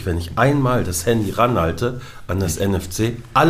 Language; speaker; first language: German; native; German